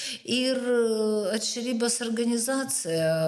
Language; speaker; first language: Latvian; non-native, learner; Russian